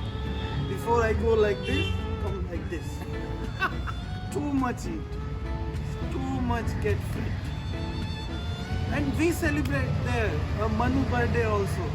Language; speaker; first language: English; non-native, learner; Hindi